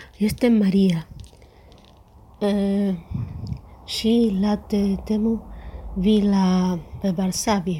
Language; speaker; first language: Polish; non-native, learner; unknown